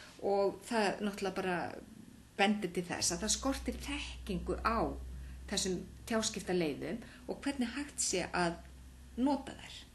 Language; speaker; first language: Icelandic; native; Icelandic